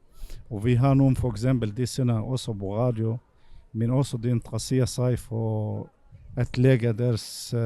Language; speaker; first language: Danish; non-native, fluent; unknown